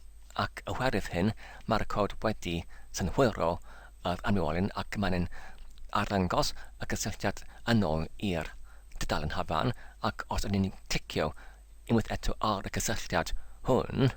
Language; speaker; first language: Welsh; non-native, learner; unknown